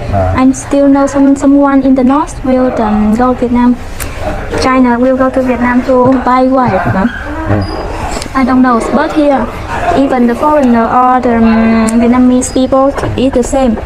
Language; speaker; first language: English; non-native, learner; Vietnamese